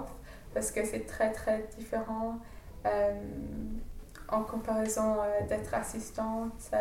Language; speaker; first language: French; non-native, fluent; English